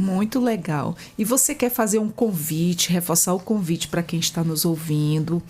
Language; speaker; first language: Portuguese; native; Portuguese